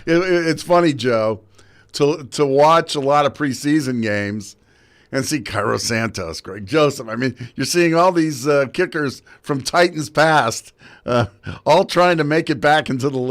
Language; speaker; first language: English; native; English